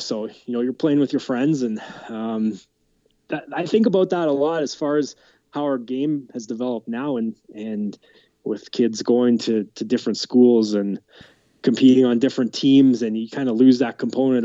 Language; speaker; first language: English; native; English